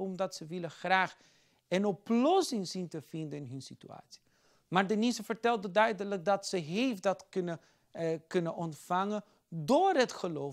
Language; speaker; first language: Dutch; non-native, fluent; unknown